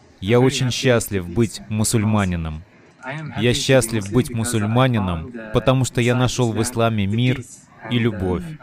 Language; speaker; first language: Russian; non-native, fluent; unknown